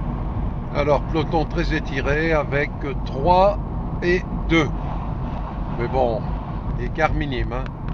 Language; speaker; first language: French; native; French